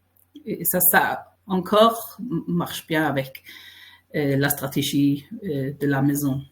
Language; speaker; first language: French; non-native, fluent; Faroese